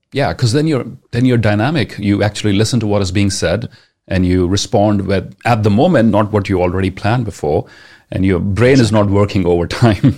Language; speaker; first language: English; non-native, local second language; Punjabi